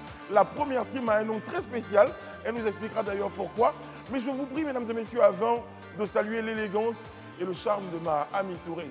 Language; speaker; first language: French; native; French